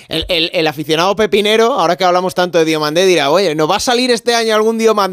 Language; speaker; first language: Spanish; native; Spanish